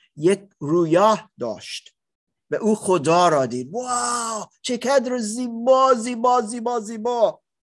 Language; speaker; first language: Persian; non-native, learner; English